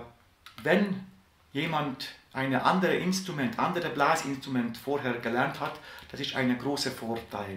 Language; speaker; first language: German; non-native, fluent; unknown